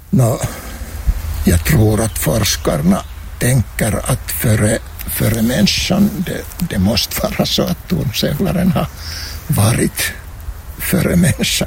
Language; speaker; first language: Swedish; non-native, local second language; Finnish